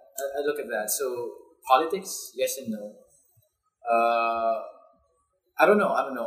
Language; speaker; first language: English; non-native, local second language; Hiligaynon